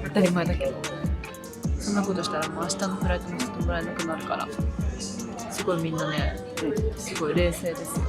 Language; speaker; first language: Japanese; native; Japanese